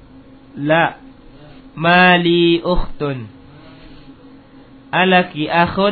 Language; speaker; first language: Arabic; non-native, fluent; Indonesian